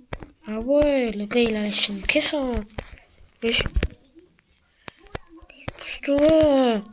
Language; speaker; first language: French; native; French